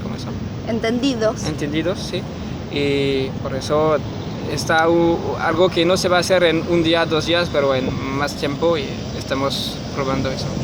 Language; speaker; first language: Spanish; non-native, learner; French